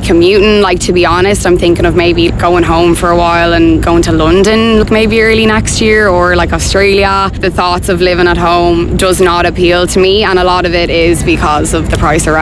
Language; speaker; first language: English; native; English